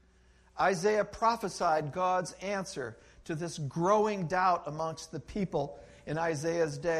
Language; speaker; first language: English; native; English